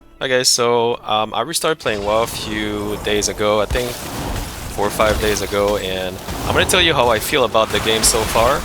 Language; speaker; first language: English; non-native, fluent; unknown